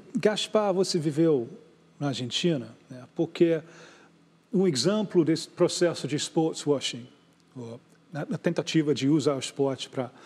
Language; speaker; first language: Portuguese; non-native, fluent; English